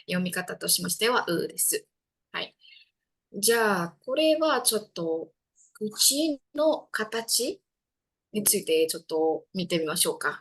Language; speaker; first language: Japanese; non-native, fluent; Indonesian